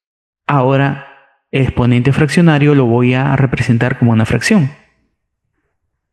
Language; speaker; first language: Spanish; native; Spanish